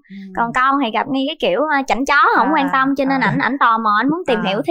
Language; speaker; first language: Vietnamese; native; Vietnamese